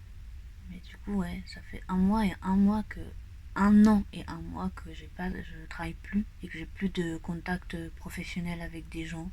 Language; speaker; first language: French; native; French